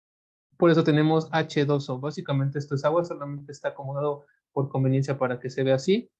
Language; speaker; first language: Spanish; native; Spanish